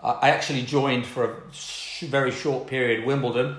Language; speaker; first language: English; native; English